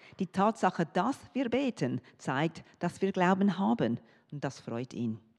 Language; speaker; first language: German; non-native, fluent; English